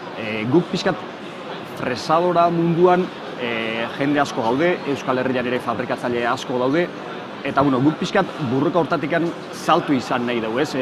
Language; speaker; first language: Basque; native; Basque